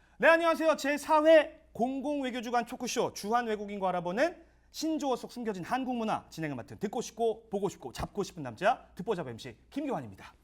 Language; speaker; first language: Korean; native; Korean